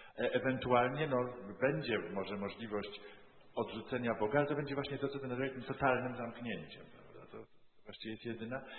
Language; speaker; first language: Polish; native; Polish